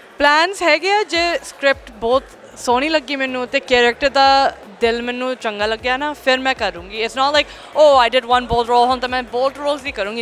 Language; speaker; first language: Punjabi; early bilingual, heritage; English